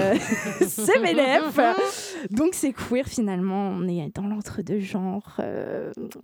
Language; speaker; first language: French; native; French